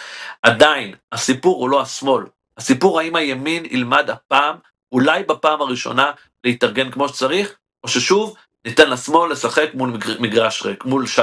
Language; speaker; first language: Hebrew; native; Hebrew